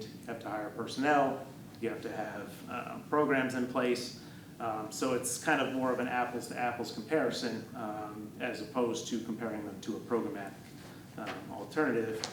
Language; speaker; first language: English; native; English